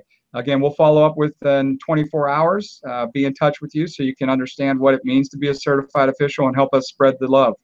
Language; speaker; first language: English; native; English